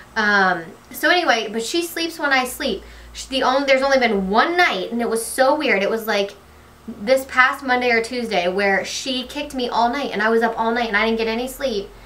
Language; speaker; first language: English; native; English